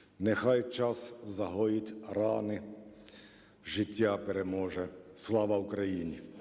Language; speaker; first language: Ukrainian; non-native, fluent; Finnish